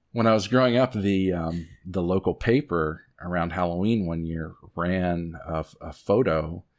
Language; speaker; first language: English; native; English